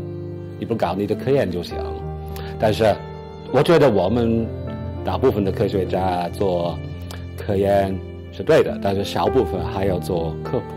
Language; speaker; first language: Chinese; non-native, fluent; English